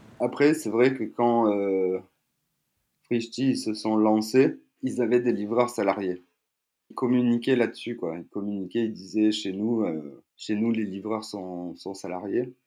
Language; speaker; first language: French; native; French